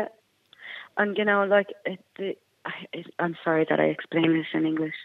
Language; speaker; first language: English; native; English